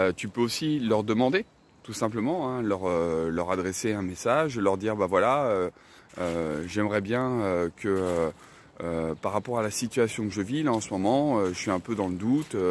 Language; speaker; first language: French; native; French